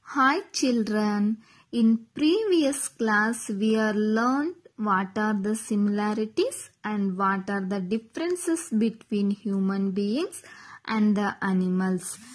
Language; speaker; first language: English; non-native, local second language; Kannada